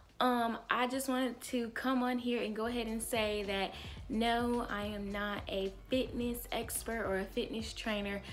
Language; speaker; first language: English; native; English